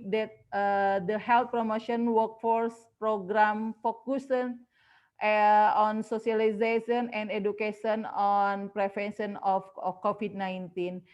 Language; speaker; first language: English; non-native, learner; Indonesian